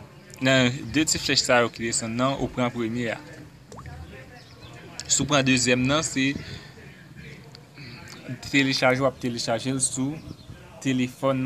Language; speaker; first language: French; non-native, local second language; Haitian Creole